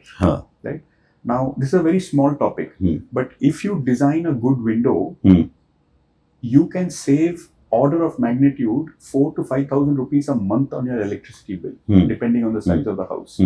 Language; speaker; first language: English; non-native, local second language; Hindi